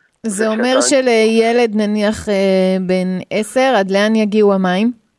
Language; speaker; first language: Hebrew; native; Hebrew